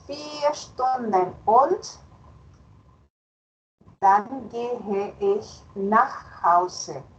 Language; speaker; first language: German; non-native, fluent; Spanish